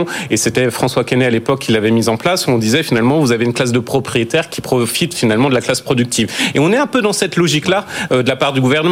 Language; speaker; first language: French; native; French